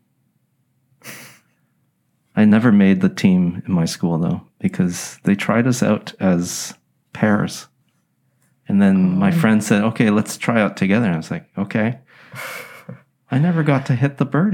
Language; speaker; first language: English; native; English